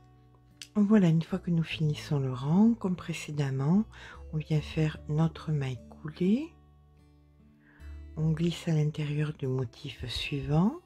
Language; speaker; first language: French; native; French